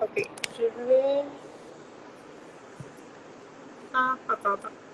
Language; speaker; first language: French; non-native, fluent; Spanish